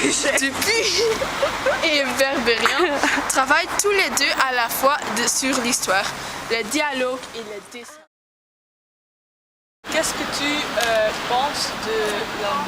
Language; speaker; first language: French; non-native, learner; Dutch